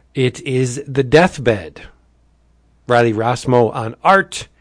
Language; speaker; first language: English; early bilingual, other home language; Italian